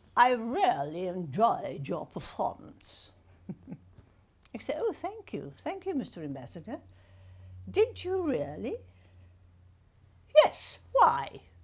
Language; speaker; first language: English; non-native, local second language; Afrikaans